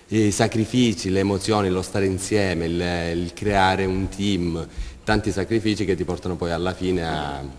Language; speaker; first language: Italian; native; Italian